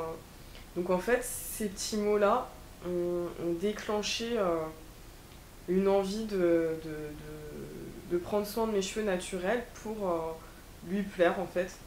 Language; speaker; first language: French; native; French